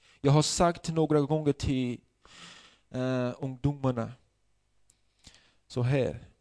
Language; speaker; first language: Swedish; non-native, fluent; Portuguese